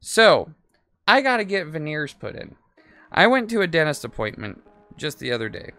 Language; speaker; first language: English; native; English